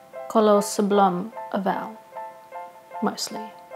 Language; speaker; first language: English; early bilingual, other home language; Indonesian